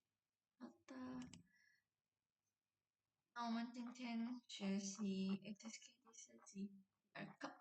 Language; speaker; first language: Chinese; non-native, fluent; Indonesian